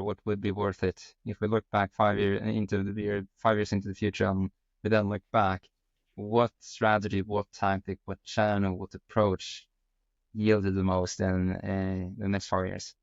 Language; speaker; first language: English; non-native, fluent; Norwegian